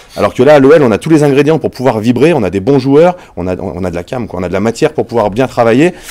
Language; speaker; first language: French; native; French